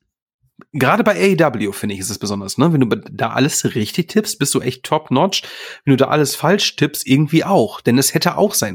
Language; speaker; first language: German; native; German